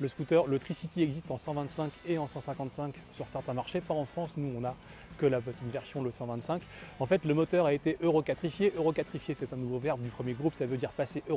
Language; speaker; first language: French; native; French